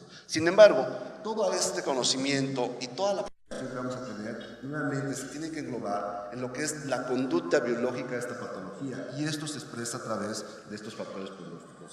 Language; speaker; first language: Spanish; native; Spanish